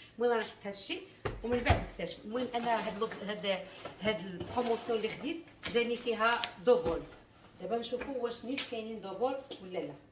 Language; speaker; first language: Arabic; native; Arabic